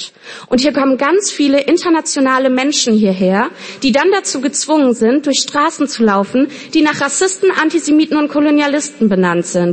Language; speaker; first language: German; native; German